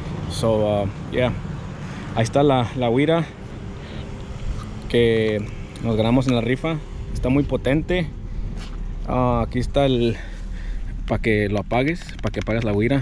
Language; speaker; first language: Spanish; early bilingual, heritage; Spanish